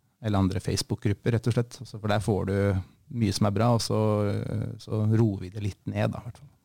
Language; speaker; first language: Norwegian; native; Norwegian